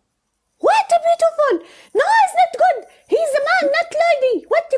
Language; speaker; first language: English; non-native, learner; Arabic